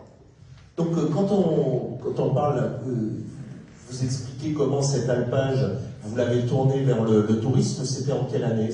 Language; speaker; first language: French; native; French